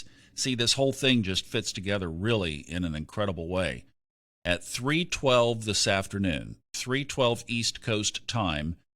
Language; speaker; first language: English; native; English